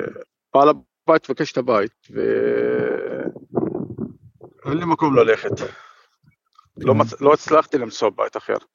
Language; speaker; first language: Hebrew; non-native, fluent; Arabic